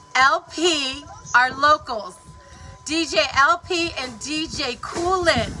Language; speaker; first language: English; early bilingual, other home language; Spanish